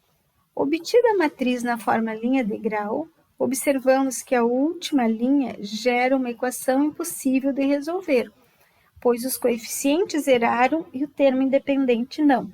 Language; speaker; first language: Portuguese; native; Portuguese